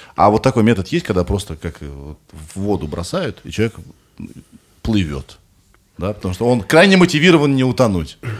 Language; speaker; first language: Russian; native; Russian